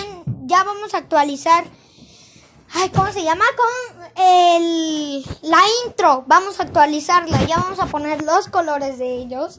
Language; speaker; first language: Spanish; native; Spanish